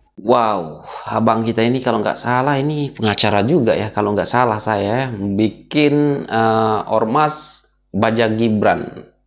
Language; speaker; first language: Indonesian; native; Indonesian